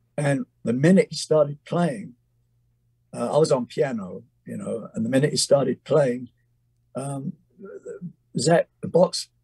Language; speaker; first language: English; native; English